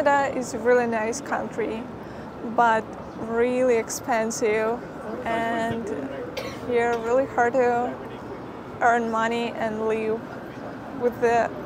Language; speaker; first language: English; non-native, fluent; Ukrainian